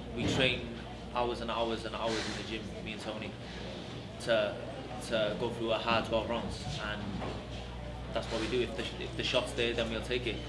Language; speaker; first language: English; native; English